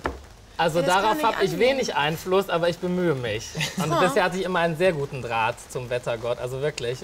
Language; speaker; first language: German; native; German